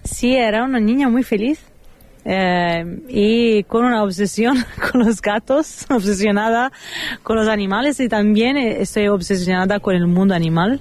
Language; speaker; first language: Spanish; non-native, fluent; Italian